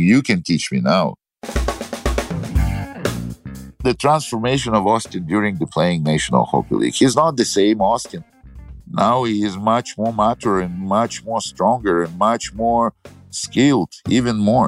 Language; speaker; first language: English; non-native, learner; Ukrainian